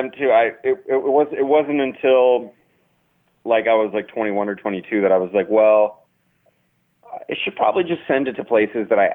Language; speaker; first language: English; native; English